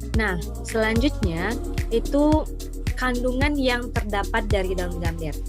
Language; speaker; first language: Indonesian; non-native, local second language; Minangkabau